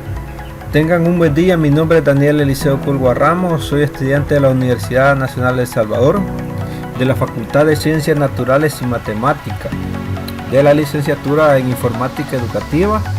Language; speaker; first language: Spanish; native; Spanish